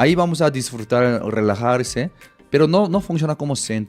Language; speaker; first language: Spanish; non-native, fluent; Korean